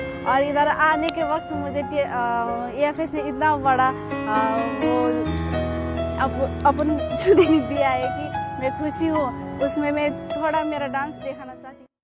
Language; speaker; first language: Hindi; non-native, learner; Nepali